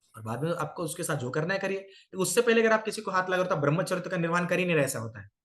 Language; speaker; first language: Hindi; non-native, local second language; Marathi